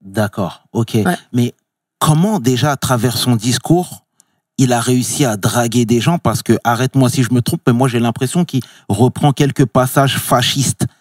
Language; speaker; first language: French; native; French